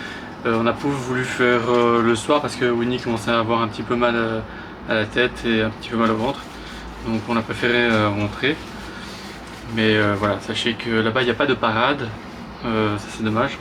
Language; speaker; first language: French; native; French